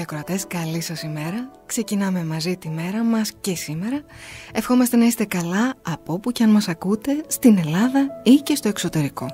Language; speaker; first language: Greek; native; Greek